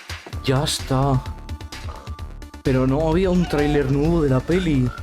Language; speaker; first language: Spanish; native; Spanish